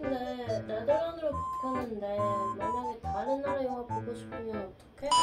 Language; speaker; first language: Korean; non-native, learner; Dutch